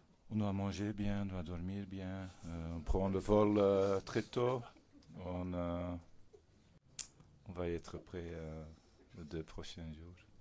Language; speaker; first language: French; non-native, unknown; Dutch